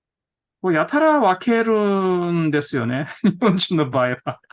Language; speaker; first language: Japanese; non-native, fluent; Korean